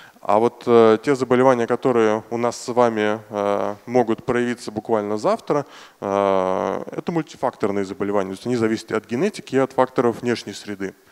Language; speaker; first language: Russian; native; Russian